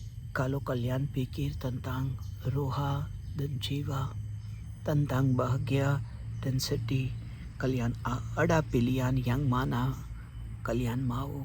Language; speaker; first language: Indonesian; non-native, fluent; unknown